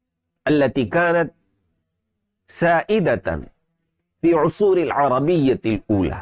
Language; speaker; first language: Arabic; non-native, fluent; Urdu